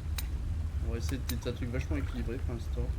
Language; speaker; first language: French; native; French